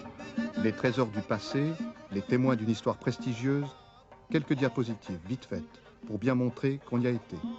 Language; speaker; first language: French; native; French